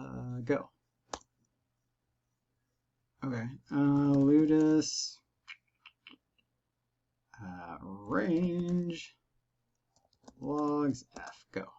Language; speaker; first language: English; native; English